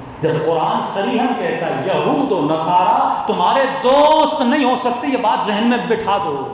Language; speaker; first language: Urdu; early bilingual, heritage; Urdu